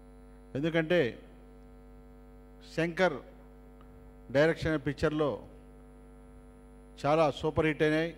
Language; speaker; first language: Telugu; native; Telugu